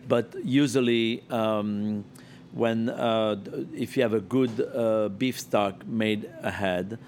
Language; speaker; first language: English; non-native, fluent; French